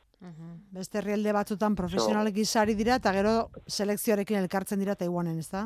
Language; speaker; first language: Basque; native; Basque